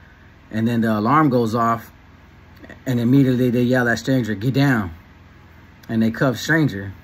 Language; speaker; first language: English; native; English